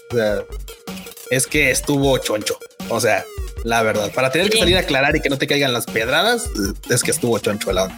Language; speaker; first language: Spanish; native; Spanish